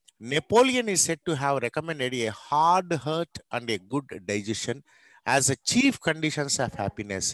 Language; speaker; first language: English; non-native, local second language; Telugu